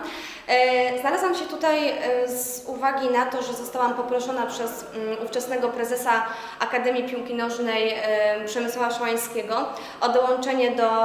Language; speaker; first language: Polish; native; Polish